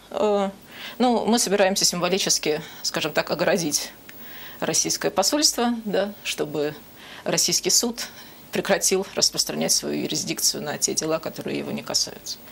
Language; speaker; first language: Russian; native; Russian